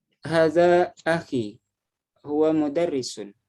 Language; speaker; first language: Arabic; non-native, fluent; Indonesian